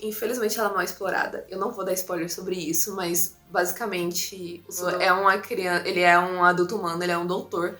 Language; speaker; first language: Portuguese; native; Portuguese